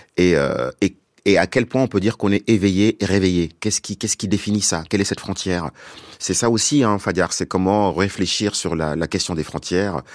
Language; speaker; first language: French; non-native, local second language; Wolof